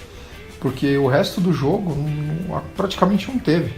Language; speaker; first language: Portuguese; native; Portuguese